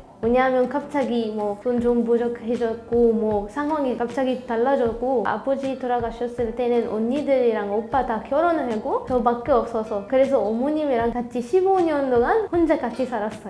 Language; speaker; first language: Korean; non-native, fluent; Arabic